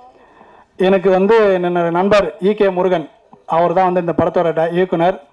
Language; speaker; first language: Tamil; native; Tamil